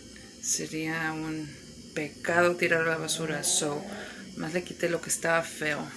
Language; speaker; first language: Spanish; early bilingual, heritage; Spanish